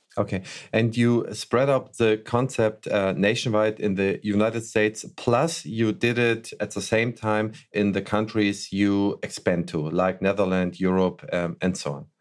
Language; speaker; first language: English; non-native, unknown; German